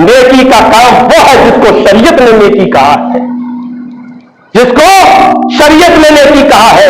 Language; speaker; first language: Urdu; native; Urdu